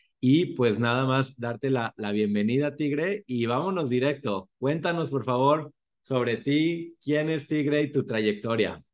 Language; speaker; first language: Spanish; native; Spanish